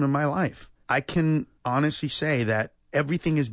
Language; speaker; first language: English; native; English